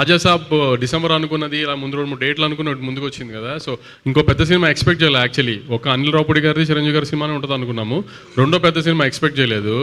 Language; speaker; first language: Telugu; native; Telugu